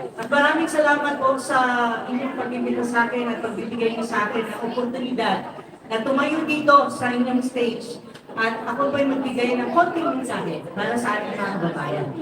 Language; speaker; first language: Filipino; non-native, local second language; Waray